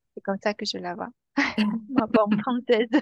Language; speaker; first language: French; non-native, fluent; Romanian